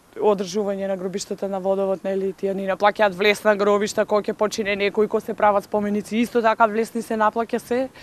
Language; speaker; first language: Macedonian; native; Macedonian